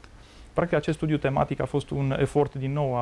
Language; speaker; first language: Romanian; native; Romanian